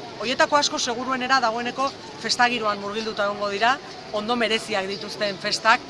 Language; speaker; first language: Basque; native; Basque